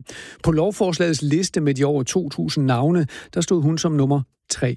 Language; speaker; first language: Danish; native; Danish